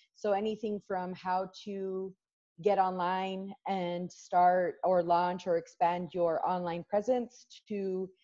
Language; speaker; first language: English; early bilingual, other home language; Spanish